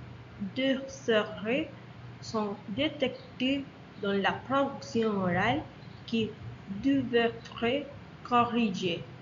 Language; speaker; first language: French; non-native, learner; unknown